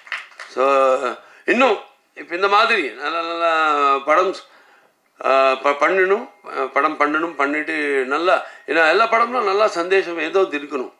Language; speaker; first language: Tamil; non-native, local second language; Telugu